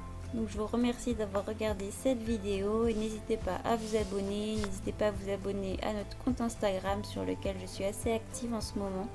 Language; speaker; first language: French; native; French